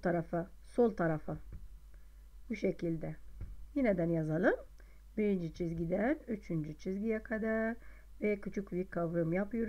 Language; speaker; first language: Turkish; non-native, fluent; Arabic